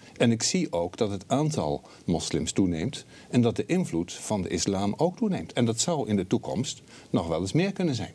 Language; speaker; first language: Dutch; native; Dutch